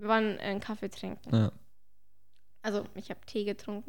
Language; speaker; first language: German; native; German